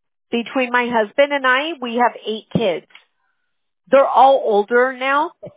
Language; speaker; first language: English; early bilingual, other home language; Spanish